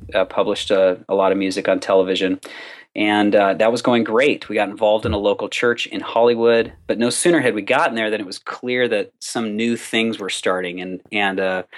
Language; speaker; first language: English; native; English